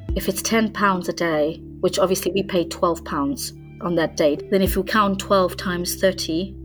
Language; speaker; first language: English; non-native, fluent; Hungarian